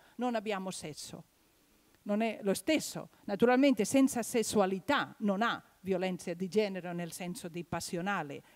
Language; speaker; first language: Italian; non-native, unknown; Catalan